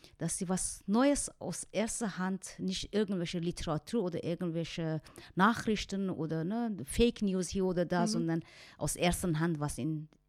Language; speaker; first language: German; non-native, fluent; Persian